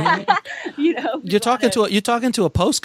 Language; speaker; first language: English; native; English